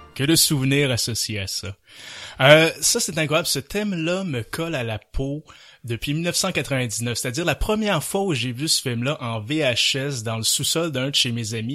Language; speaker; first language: French; native; French